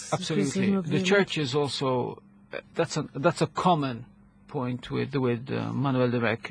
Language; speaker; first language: English; non-native, local second language; Maltese